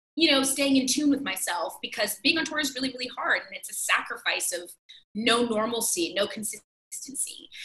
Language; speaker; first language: English; native; English